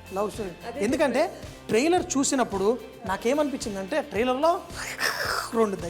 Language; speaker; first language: Telugu; native; Telugu